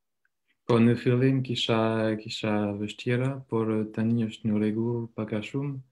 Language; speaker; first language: Albanian; non-native, learner; French